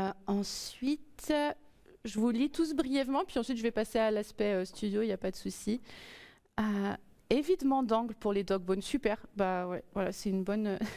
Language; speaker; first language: French; native; French